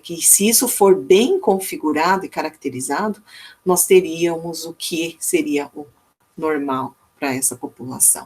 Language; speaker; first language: Portuguese; native; Portuguese